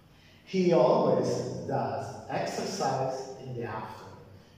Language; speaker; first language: English; non-native, fluent; Spanish